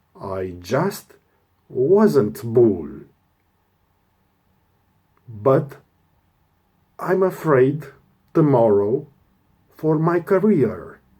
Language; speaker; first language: English; non-native, learner; Romanian